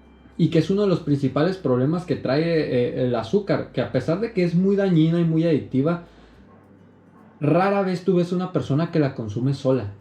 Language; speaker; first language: Spanish; native; Spanish